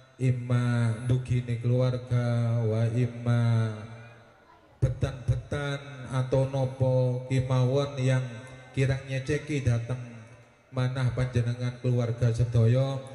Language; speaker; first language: Javanese; non-native, local second language; Madurese